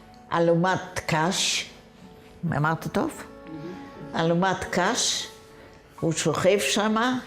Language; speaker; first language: Hebrew; non-native, fluent; Yiddish